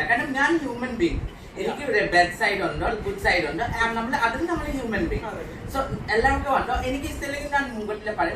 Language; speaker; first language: Malayalam; non-native, learner; Assamese